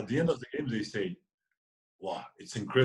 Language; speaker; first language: English; non-native, fluent; French